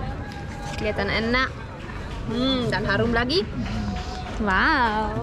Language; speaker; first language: Indonesian; early bilingual, heritage; Indonesian